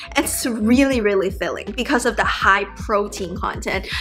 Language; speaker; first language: English; non-native, fluent; Chinese